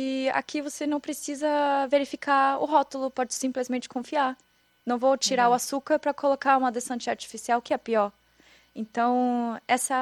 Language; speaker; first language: Portuguese; non-native, fluent; German